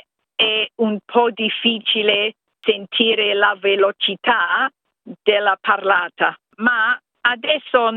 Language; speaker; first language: Italian; non-native, fluent; English